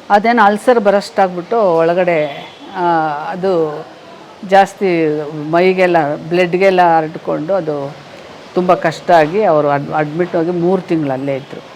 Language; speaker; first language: Kannada; native; Kannada